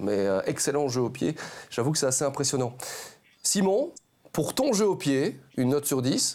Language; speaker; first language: French; native; French